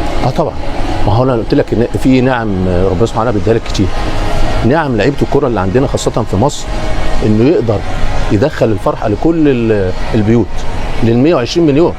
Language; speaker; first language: Arabic; native; Arabic